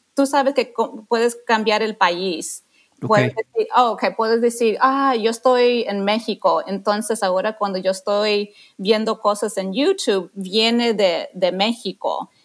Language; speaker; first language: Spanish; non-native, fluent; English